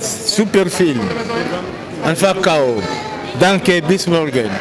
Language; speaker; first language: German; non-native, learner; Albanian